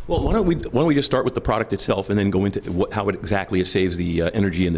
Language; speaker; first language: English; native; English